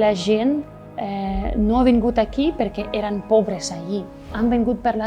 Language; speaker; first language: Catalan; non-native, fluent; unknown